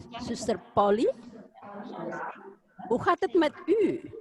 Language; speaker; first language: Dutch; non-native, fluent; Indonesian